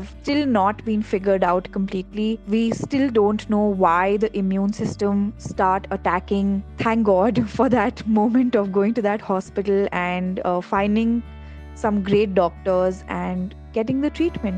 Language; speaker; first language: English; non-native, local second language; Hindi